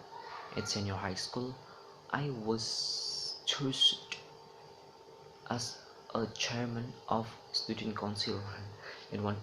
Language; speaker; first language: English; non-native, learner; Indonesian